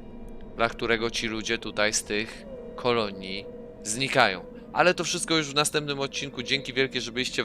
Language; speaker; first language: Polish; native; Polish